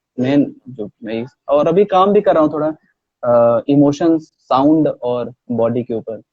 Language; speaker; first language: Hindi; native; Hindi